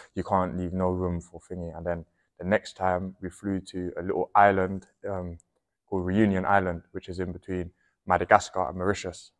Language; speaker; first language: English; native; English